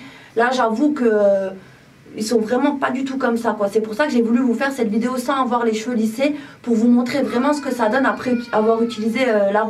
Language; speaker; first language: French; native; French